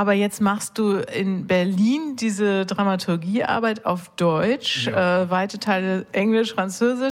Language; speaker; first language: German; native; German